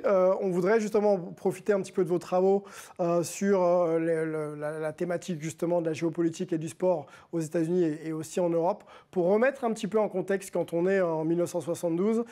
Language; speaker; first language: French; native; French